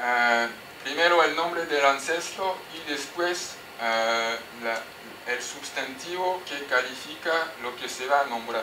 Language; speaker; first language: Spanish; non-native, fluent; French